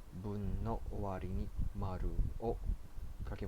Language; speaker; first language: Japanese; non-native, fluent; Filipino